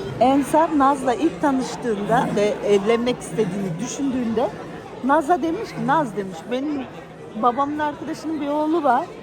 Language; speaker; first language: Turkish; early bilingual, other home language; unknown